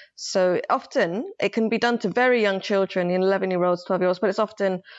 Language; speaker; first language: English; early bilingual, other home language; Somali